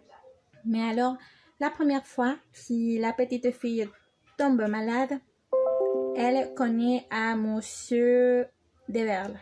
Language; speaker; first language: French; non-native, learner; Spanish